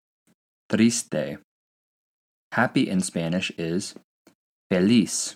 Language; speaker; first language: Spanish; non-native, fluent; English